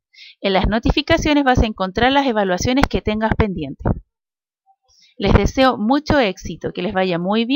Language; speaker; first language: Spanish; native; Spanish